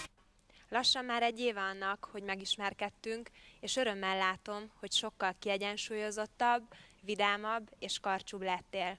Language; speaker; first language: Hungarian; native; Hungarian